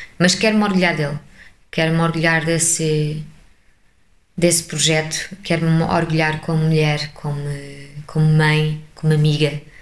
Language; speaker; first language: Portuguese; early bilingual, heritage; English